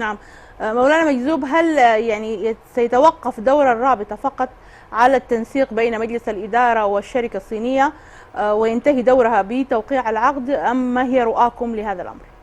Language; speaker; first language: Arabic; native; Arabic